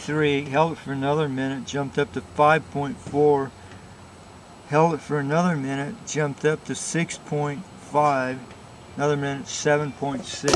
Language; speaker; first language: English; native; English